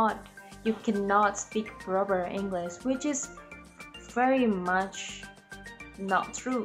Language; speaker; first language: English; non-native, learner; Indonesian